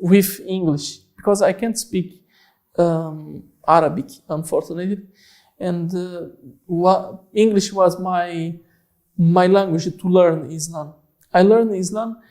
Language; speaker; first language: English; non-native, learner; Portuguese